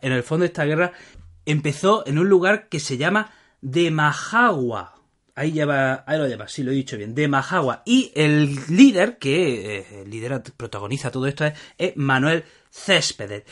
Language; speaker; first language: Spanish; native; Spanish